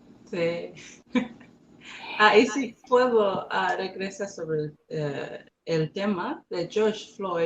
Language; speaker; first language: Spanish; non-native, learner; English